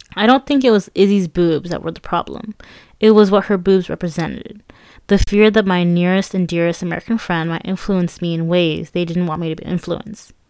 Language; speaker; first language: English; early bilingual, other home language; Persian